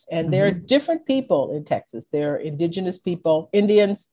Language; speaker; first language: English; native; English